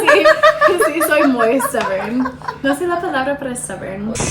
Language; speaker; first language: Spanish; non-native, learner; English